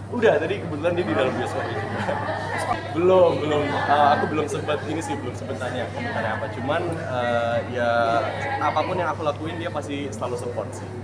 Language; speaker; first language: Indonesian; non-native, local second language; English